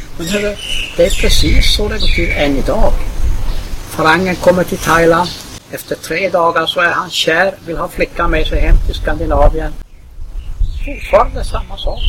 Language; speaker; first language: Swedish; native; Swedish